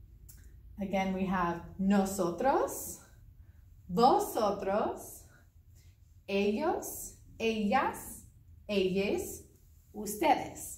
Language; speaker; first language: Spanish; non-native, fluent; English